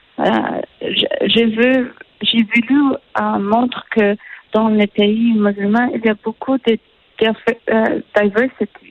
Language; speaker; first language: French; non-native, learner; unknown